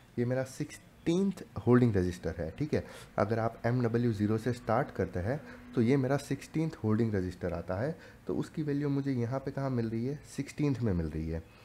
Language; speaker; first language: Hindi; native; Hindi